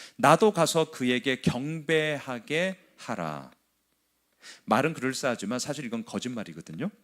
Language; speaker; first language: Korean; native; Korean